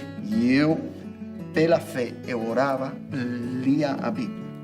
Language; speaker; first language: Portuguese; non-native, fluent; English